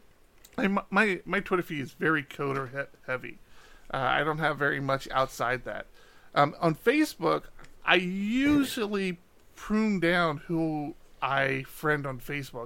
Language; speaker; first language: English; native; English